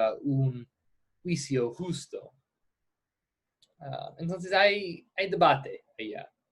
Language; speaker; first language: Spanish; non-native, fluent; English